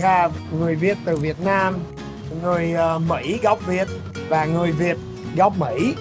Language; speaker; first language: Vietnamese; non-native, fluent; English